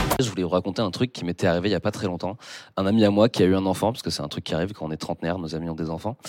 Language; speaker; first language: French; native; French